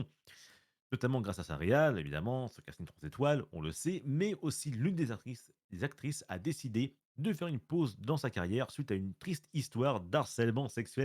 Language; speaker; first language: French; native; French